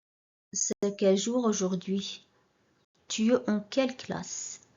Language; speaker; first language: French; non-native, local second language; Arabic